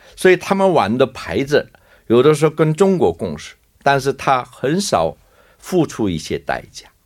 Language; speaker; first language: Chinese; non-native, fluent; Korean